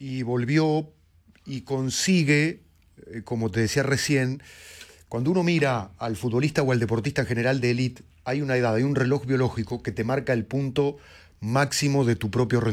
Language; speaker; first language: Spanish; native; Spanish